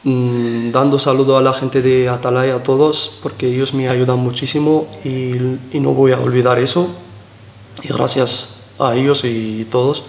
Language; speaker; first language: Spanish; non-native, learner; Arabic